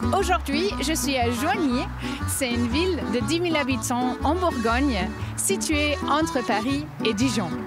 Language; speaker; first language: French; non-native, fluent; German